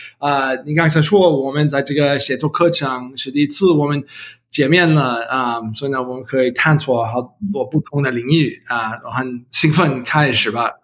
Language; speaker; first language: Chinese; non-native, learner; English